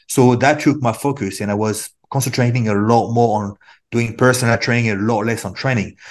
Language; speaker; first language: English; non-native, fluent; French